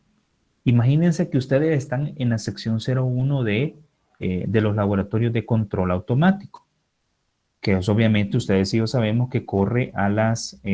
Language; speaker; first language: Spanish; native; Spanish